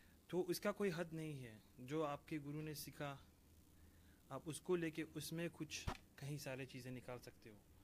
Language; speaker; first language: Hindi; non-native, fluent; Persian